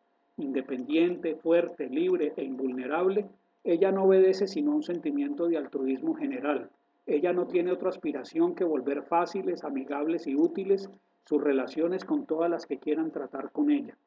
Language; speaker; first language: Spanish; native; Spanish